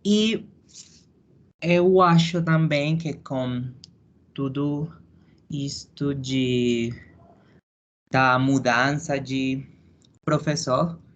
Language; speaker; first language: Portuguese; non-native, learner; Spanish